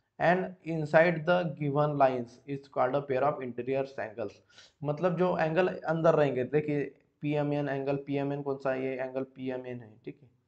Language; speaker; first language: Hindi; non-native, local second language; Marathi